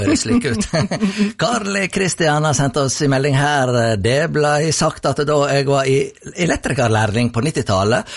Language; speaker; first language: Norwegian; native; Norwegian